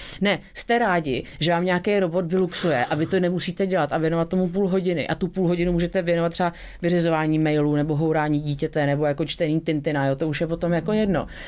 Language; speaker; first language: Czech; native; Czech